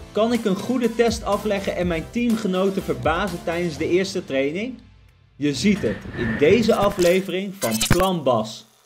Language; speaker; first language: Dutch; native; Dutch